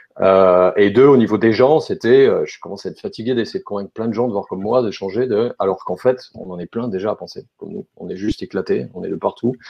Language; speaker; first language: French; native; French